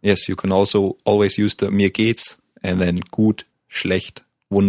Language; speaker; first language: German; native; German